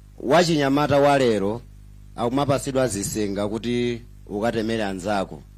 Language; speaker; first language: Nyanja; non-native, local second language; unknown